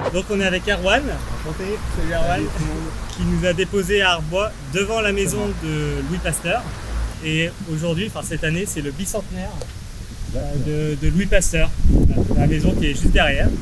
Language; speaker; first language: French; native; French